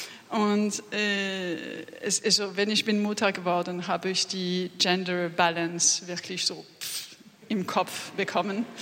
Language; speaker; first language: German; non-native, learner; French